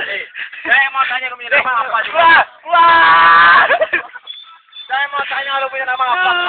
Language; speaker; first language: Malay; non-native, local second language; Tamil